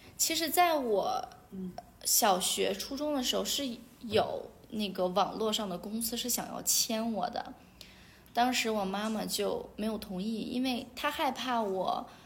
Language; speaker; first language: Chinese; non-native, local second language; Uyghur